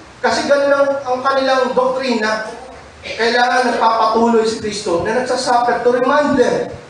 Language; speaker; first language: Filipino; native; Filipino